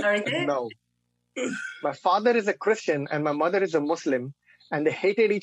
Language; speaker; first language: English; non-native, local second language; Marathi